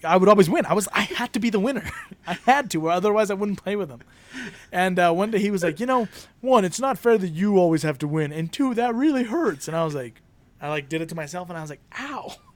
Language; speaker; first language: English; early bilingual, other home language; Spanish